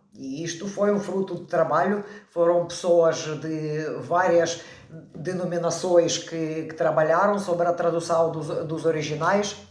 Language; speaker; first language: Portuguese; non-native, fluent; Ukrainian